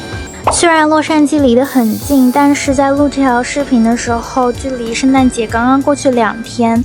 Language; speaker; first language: Chinese; native; Chinese